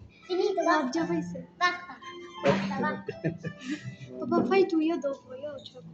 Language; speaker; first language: Italian; early bilingual, other home language; Bangla